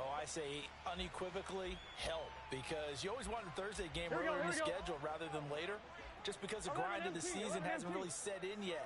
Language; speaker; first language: English; native; English